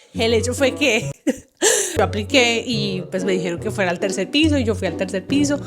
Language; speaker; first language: Spanish; native; Spanish